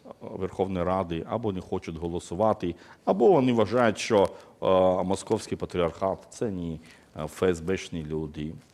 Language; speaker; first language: Ukrainian; non-native, fluent; Georgian